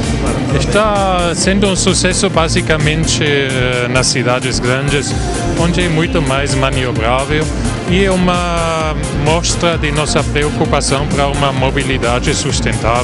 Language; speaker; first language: Portuguese; non-native, fluent; Spanish